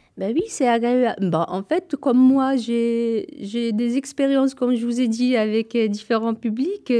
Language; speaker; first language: French; non-native, local second language; Kabyle